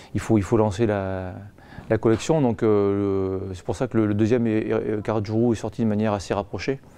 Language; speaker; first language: French; native; French